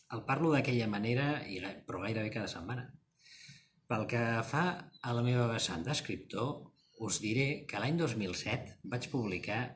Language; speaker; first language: Catalan; non-native, local second language; Spanish